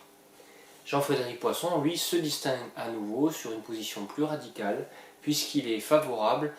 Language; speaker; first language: French; native; French